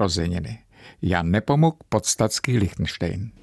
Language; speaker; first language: Czech; native; Czech